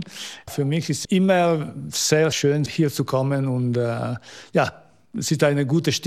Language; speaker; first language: German; non-native, fluent; Italian